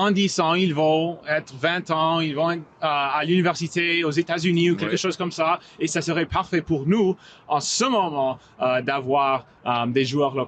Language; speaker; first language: French; non-native, local second language; English